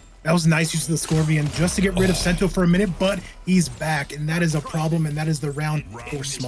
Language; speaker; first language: English; native; English